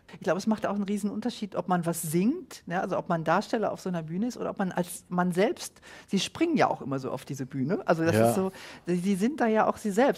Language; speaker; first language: German; native; German